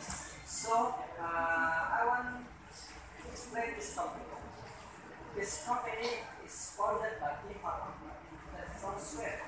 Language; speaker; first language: English; non-native, learner; Indonesian